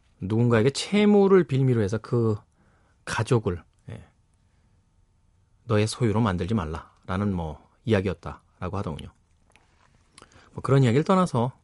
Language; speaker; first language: Korean; native; Korean